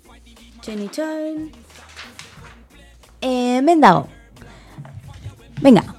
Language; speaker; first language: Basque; non-native, local second language; Spanish